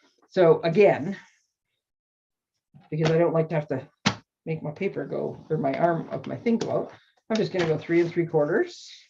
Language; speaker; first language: English; native; English